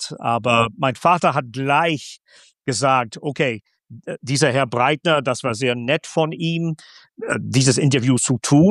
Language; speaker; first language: German; non-native, fluent; English